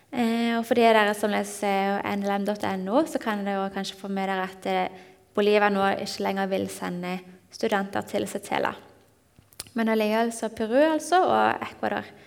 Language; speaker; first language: Norwegian; native; Norwegian